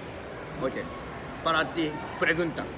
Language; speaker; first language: Spanish; non-native, learner; Japanese